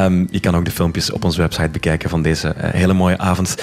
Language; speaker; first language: Dutch; native; Dutch